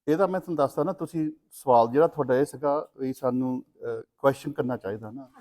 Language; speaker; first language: Punjabi; early bilingual, other home language; English